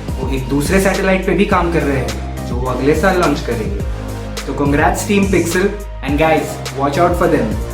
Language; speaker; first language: Hindi; native; Hindi